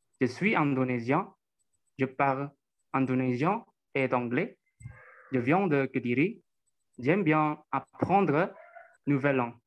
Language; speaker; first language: French; non-native, learner; Indonesian